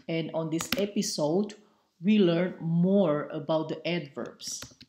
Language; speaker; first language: English; non-native, fluent; Indonesian